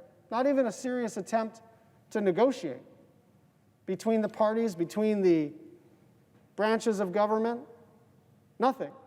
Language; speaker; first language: English; native; English